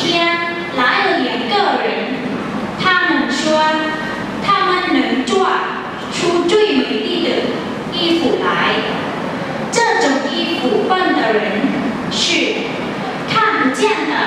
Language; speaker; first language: Chinese; non-native, learner; Thai